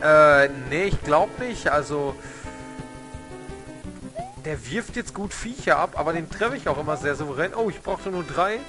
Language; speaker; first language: German; native; German